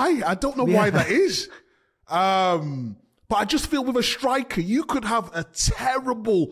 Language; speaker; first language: English; native; English